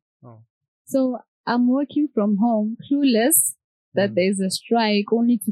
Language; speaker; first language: English; non-native, local second language; Shona